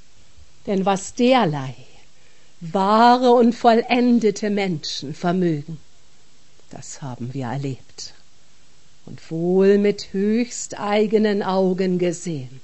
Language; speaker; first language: German; native; German